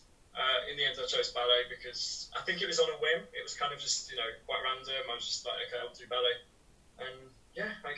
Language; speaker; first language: English; native; English